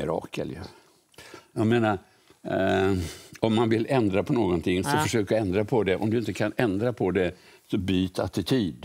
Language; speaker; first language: Swedish; native; Swedish